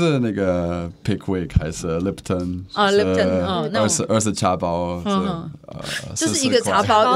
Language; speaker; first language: Chinese; non-native, learner; Czech